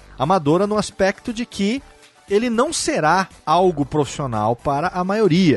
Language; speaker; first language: Portuguese; native; Portuguese